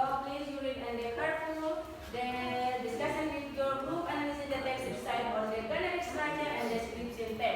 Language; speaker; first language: English; non-native, learner; Indonesian